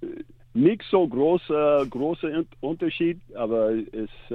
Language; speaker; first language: German; non-native, fluent; English